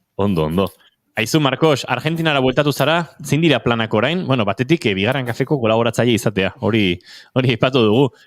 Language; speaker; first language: Basque; native; Basque